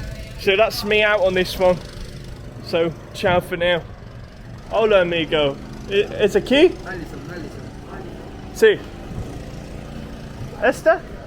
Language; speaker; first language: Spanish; non-native, learner; English